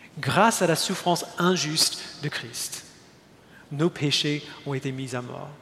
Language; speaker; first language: French; non-native, fluent; English